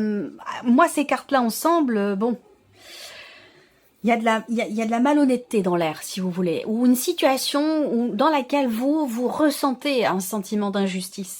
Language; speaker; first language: French; native; French